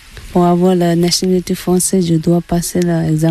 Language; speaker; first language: French; non-native, learner; Tibetan